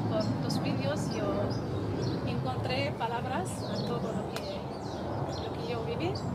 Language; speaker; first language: Spanish; non-native, fluent; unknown